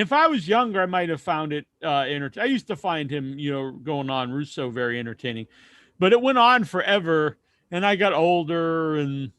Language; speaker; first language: English; native; English